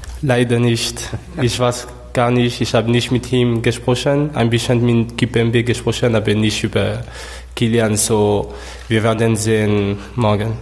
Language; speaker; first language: German; non-native, learner; French